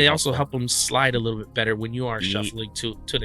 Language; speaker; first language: English; native; English